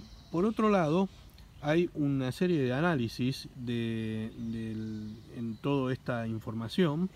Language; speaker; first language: Spanish; native; Spanish